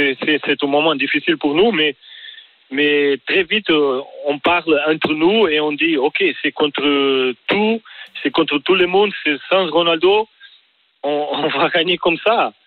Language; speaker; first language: French; non-native, learner; Portuguese